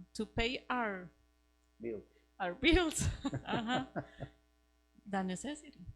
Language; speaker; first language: English; non-native, learner; Spanish